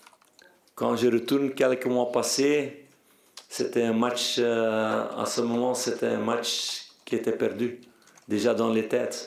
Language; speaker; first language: French; non-native, fluent; Dutch